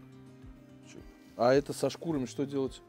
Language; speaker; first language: Russian; native; Russian